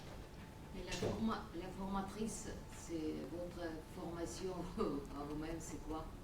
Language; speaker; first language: French; non-native, fluent; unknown